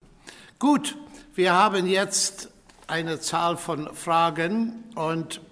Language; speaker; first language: German; non-native, fluent; English